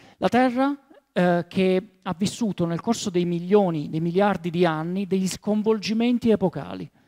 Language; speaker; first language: Italian; native; Italian